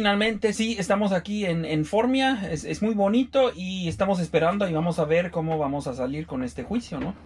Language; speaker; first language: Spanish; non-native, fluent; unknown